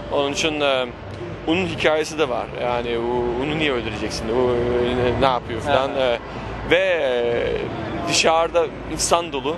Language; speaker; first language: Turkish; early bilingual, heritage; Turkish